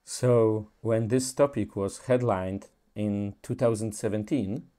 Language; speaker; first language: English; non-native, fluent; Polish